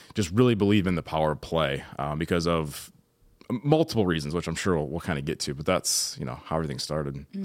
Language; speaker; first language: English; native; English